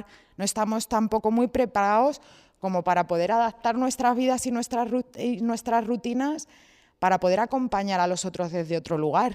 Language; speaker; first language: Spanish; native; Spanish